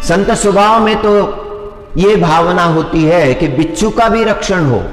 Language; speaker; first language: Hindi; non-native, local second language; Marathi